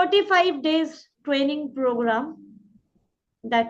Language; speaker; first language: English; non-native, local second language; Hindi